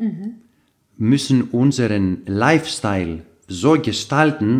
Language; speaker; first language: German; non-native, fluent; Greek